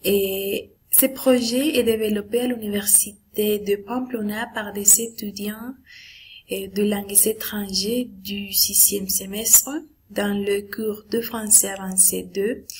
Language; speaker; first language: French; non-native, learner; Spanish